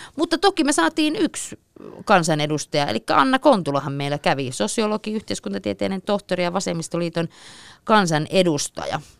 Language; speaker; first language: Finnish; native; Finnish